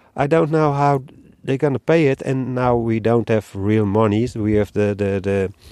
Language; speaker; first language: English; non-native, learner; Dutch